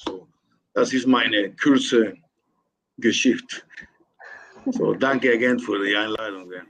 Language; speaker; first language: German; non-native, learner; Spanish